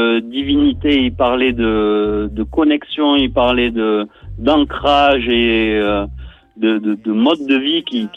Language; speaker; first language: French; non-native, local second language; English